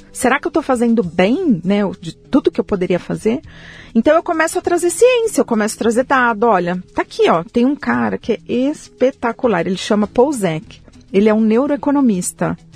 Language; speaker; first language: Portuguese; early bilingual, other home language; Spanish